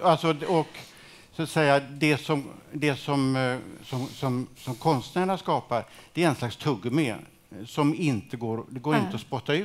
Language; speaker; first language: Swedish; native; Swedish